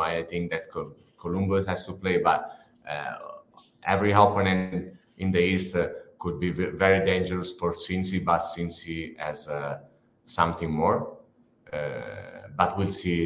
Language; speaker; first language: English; non-native, fluent; Italian